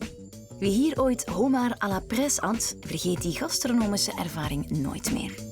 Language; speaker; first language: Dutch; native; Dutch